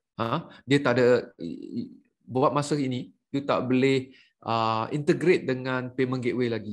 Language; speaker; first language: Malay; native; Malay